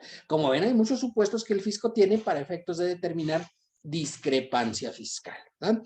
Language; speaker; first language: Spanish; native; Spanish